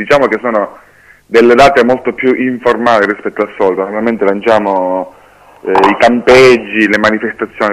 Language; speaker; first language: Italian; native; Italian